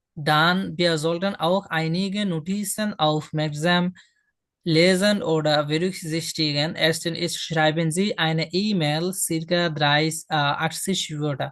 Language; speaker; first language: German; non-native, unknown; Bangla